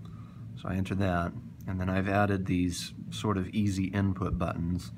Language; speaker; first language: English; native; English